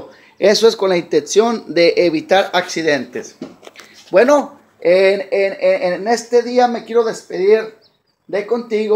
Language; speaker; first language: Spanish; early bilingual, heritage; Spanish